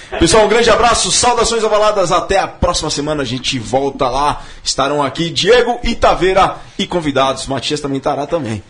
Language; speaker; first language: Portuguese; native; Portuguese